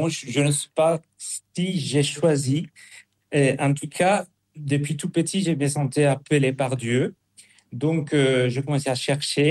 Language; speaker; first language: French; non-native, fluent; Spanish